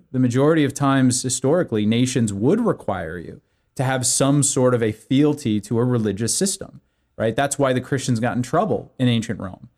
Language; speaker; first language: English; early bilingual, other home language; Korean